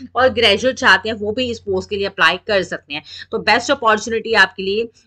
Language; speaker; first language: Hindi; native; Hindi